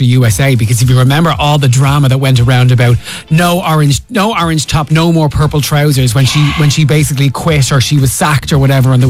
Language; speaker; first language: English; native; English